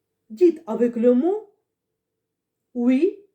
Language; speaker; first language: French; non-native, fluent; Russian